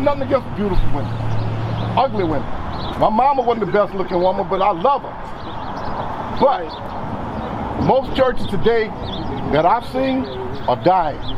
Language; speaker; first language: English; native; English